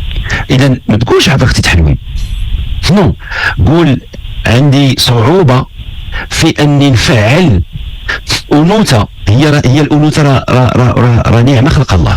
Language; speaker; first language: Arabic; native; Arabic